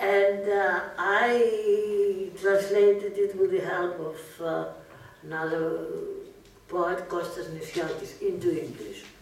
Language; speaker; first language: English; non-native, fluent; Greek